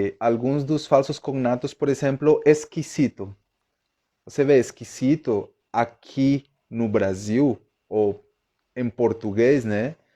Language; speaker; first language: Portuguese; non-native, fluent; Spanish